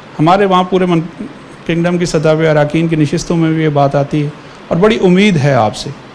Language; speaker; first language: Urdu; native; Urdu